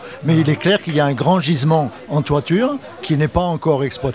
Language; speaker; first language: French; native; French